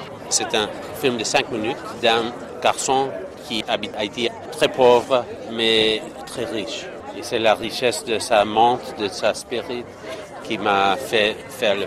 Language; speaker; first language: French; non-native, learner; English